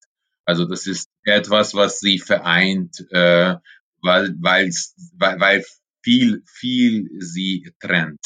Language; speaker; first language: German; non-native, fluent; Hungarian